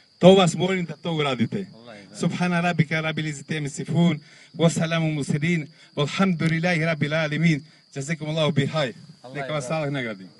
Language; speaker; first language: Bosnian; non-native, local second language; Romany